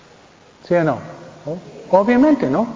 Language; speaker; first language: Spanish; non-native, fluent; English